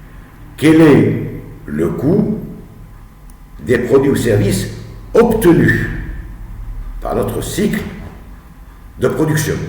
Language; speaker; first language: French; non-native, local second language; Arabic